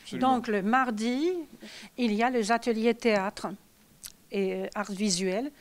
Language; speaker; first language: French; non-native, fluent; Polish